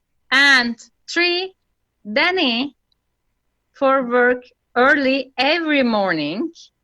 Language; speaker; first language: English; non-native, fluent; Turkish